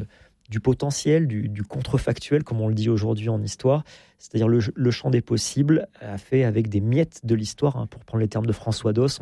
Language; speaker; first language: French; native; French